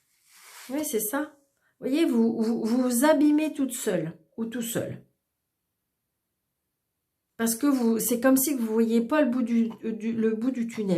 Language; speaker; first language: French; native; French